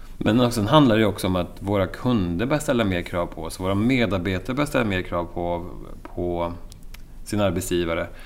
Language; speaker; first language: Swedish; native; Swedish